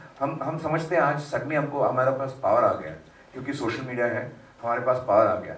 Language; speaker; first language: Hindi; non-native, local second language; Tamil